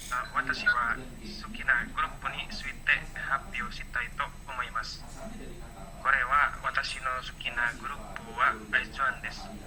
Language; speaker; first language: Japanese; non-native, learner; Indonesian